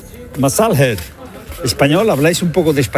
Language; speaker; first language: Spanish; native; Spanish